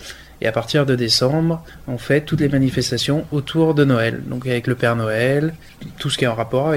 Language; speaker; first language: French; native; French